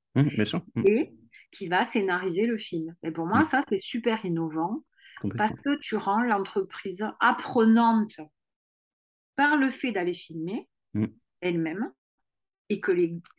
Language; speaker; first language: French; native; French